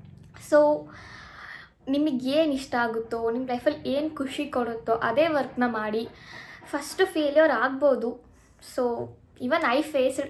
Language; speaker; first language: Kannada; native; Kannada